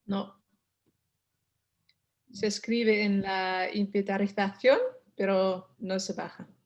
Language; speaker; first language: Spanish; non-native, learner; Dutch